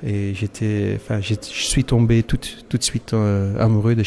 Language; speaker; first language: French; non-native, local second language; Dutch